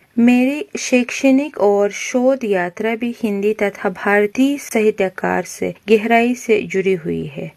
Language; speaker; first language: Hindi; non-native, fluent; Uzbek